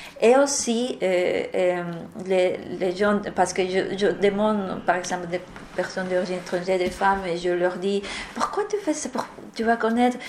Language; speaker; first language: French; non-native, learner; Spanish